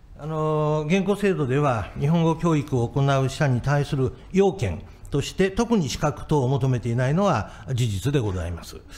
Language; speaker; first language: Japanese; native; Japanese